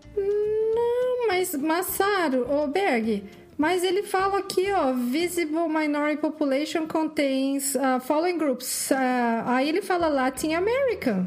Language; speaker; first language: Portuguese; native; Portuguese